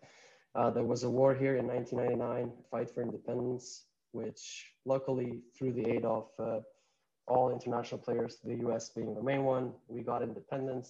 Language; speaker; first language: English; non-native, fluent; Albanian